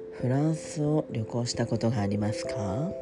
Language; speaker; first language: Japanese; non-native, learner; French